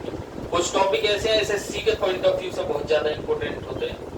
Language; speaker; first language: Hindi; native; Hindi